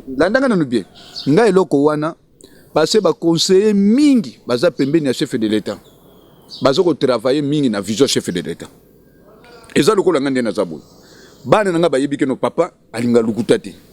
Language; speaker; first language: Lingala; non-native, local second language; Kongo